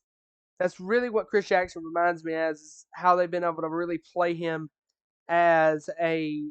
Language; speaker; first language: English; native; English